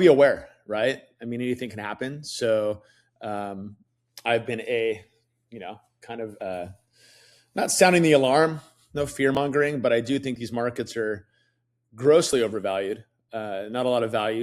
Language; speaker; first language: English; native; English